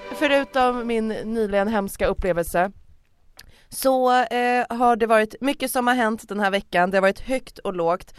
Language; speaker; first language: Swedish; native; Swedish